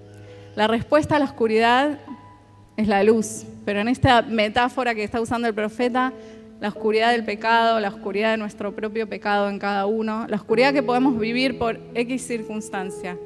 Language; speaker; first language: Spanish; native; Spanish